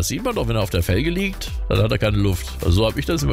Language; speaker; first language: German; native; German